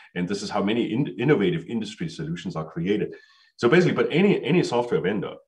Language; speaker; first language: English; non-native, fluent; German